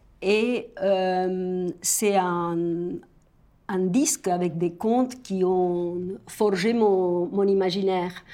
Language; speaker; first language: French; non-native, fluent; Spanish